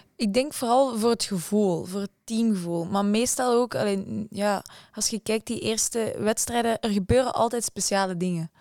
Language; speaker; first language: Dutch; native; Dutch